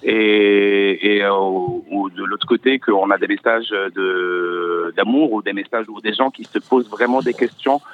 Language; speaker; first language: French; non-native, local second language; Arabic